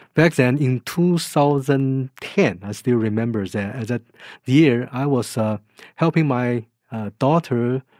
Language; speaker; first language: English; non-native, fluent; Chinese